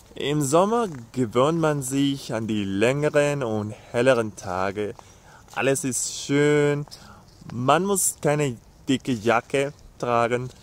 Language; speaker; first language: German; non-native, fluent; Spanish